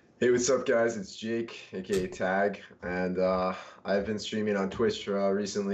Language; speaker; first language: English; native; English